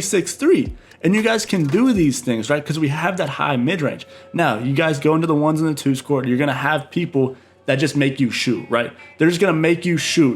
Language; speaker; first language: English; native; English